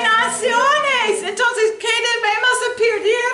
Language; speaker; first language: Spanish; non-native, learner; English